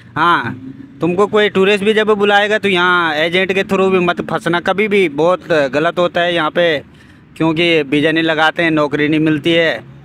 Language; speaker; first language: Hindi; native; Hindi